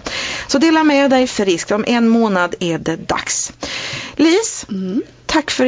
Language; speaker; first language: Swedish; native; Swedish